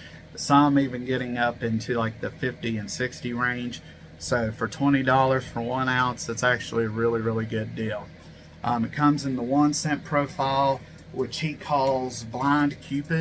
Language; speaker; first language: English; native; English